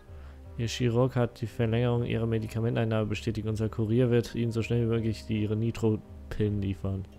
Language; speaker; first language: German; native; German